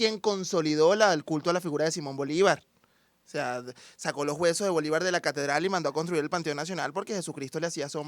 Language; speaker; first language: Spanish; native; Spanish